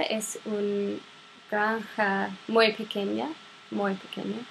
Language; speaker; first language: Spanish; non-native, learner; English